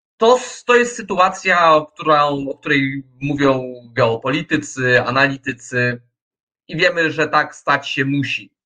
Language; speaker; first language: Polish; native; Polish